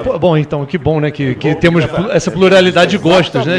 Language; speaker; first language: Portuguese; native; Portuguese